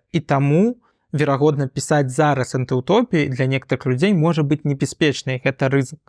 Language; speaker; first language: Belarusian; non-native, local second language; Russian